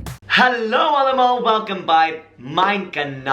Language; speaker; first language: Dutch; non-native, learner; English